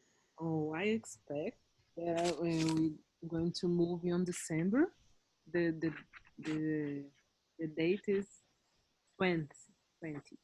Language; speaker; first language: English; non-native, learner; Portuguese